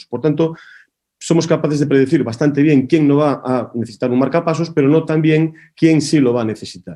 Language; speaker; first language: Spanish; native; Spanish